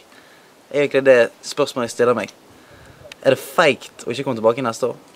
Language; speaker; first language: Norwegian; native; Norwegian